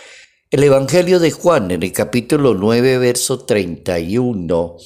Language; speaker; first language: Spanish; native; Spanish